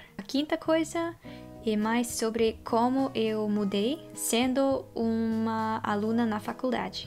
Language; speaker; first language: Portuguese; non-native, fluent; Dutch